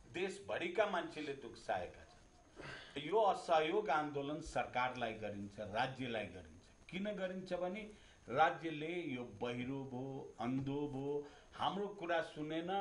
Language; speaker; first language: Nepali; non-native, local second language; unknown